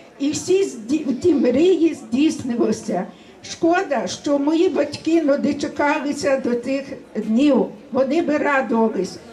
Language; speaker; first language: Ukrainian; early bilingual, other home language; Rusyn